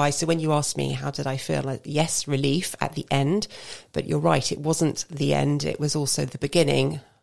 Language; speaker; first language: English; native; English